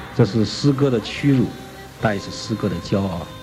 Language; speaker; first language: Chinese; native; Chinese